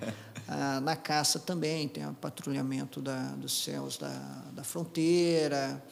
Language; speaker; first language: Portuguese; native; Portuguese